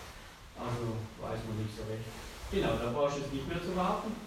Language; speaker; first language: German; native; German